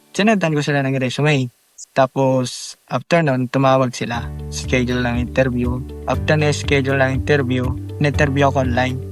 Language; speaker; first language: Filipino; non-native, local second language; Iloko